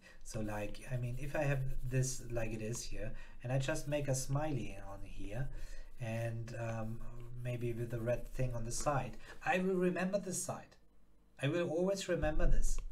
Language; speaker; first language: English; non-native, fluent; German